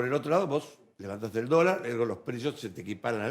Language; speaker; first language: Spanish; native; Spanish